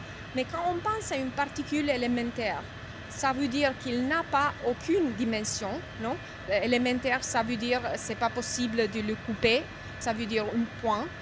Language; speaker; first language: French; non-native, fluent; Romanian